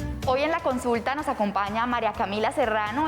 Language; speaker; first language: Spanish; native; Spanish